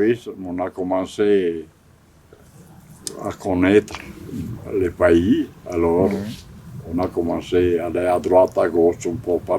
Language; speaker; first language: French; non-native, fluent; Italian